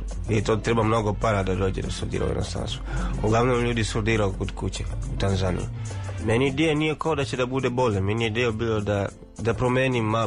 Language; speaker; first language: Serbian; non-native, fluent; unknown